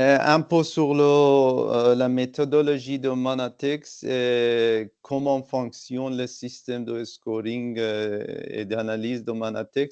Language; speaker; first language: French; non-native, fluent; Persian